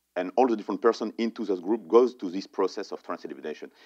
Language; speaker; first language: English; non-native, fluent; French